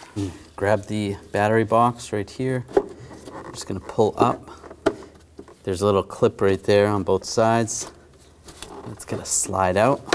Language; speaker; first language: English; native; English